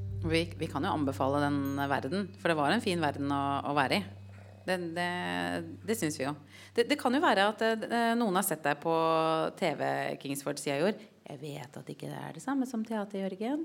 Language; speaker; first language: Norwegian; native; Norwegian